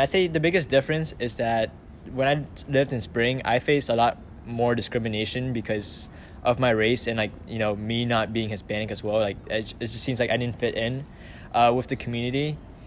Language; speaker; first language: English; early bilingual, other home language; Vietnamese